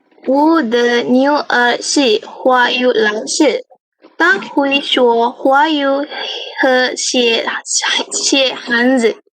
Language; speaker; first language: Chinese; non-native, learner; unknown